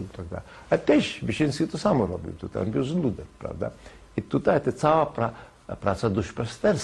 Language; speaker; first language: Polish; non-native, learner; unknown